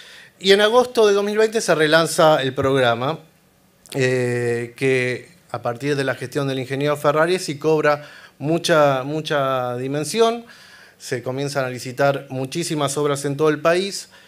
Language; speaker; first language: Spanish; native; Spanish